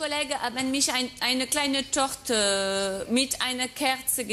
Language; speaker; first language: German; non-native, fluent; French